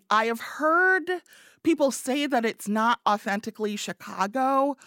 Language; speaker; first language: English; native; English